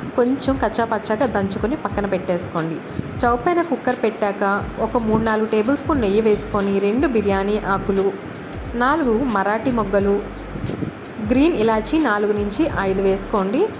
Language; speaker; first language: Telugu; native; Telugu